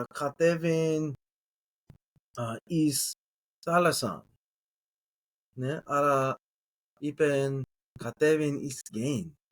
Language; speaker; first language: Greek; non-native, learner; English